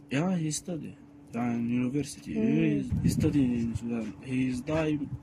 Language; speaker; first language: English; non-native, learner; Arabic